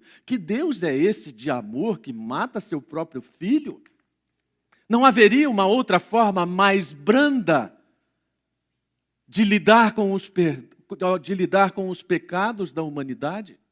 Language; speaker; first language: Portuguese; native; Portuguese